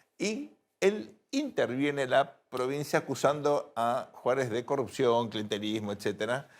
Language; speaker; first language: Spanish; native; Spanish